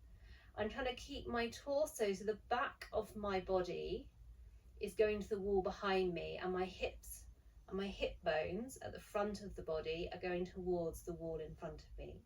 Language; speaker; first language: English; native; English